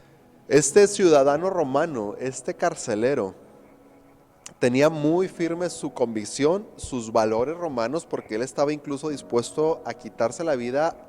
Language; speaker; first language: Spanish; native; Spanish